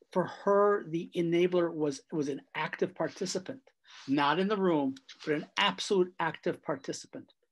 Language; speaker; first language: English; native; English